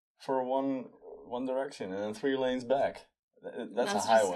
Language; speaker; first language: English; non-native, fluent; Dutch